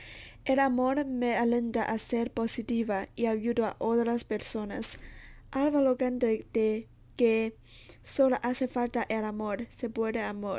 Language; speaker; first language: Spanish; non-native, learner; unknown